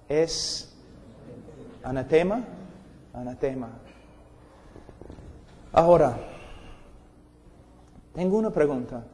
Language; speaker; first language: Spanish; non-native, fluent; English